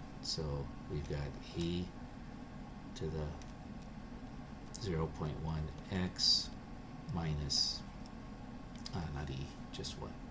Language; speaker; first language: English; native; English